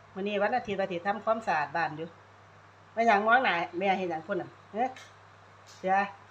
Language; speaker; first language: Thai; native; Thai